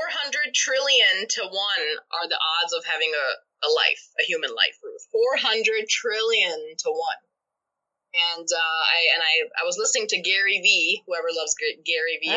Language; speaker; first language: English; non-native, local second language; Urdu